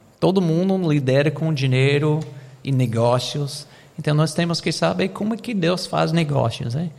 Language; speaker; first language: Portuguese; non-native, fluent; English